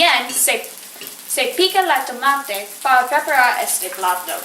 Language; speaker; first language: Spanish; non-native, learner; English